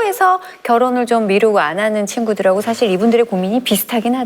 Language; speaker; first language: Korean; native; Korean